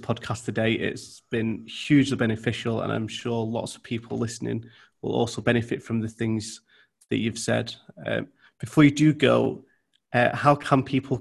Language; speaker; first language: English; native; English